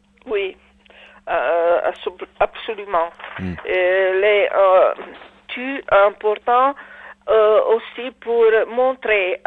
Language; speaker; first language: French; non-native, learner; Italian